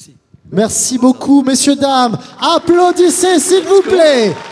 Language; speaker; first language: French; native; French